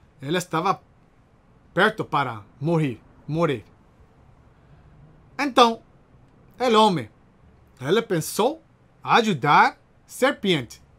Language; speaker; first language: Portuguese; non-native, learner; Spanish